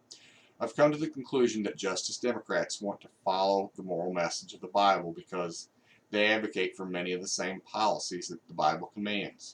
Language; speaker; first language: English; native; English